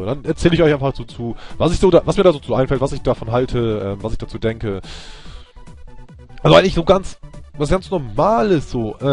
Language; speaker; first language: German; native; German